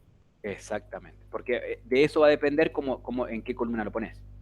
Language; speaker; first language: Spanish; native; Spanish